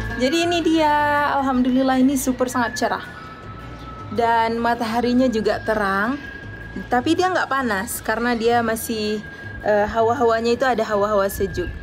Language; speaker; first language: Indonesian; native; Indonesian